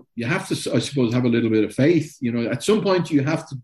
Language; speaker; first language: English; native; English